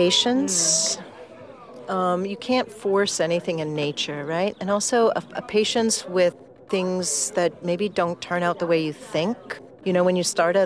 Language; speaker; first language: English; native; English